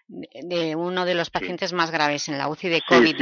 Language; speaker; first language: Spanish; native; Spanish